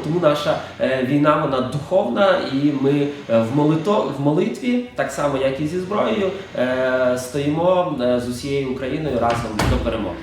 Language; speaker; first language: Ukrainian; native; Ukrainian